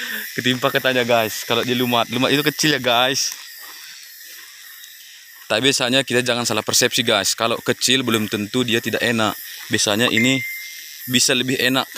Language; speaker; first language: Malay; non-native, local second language; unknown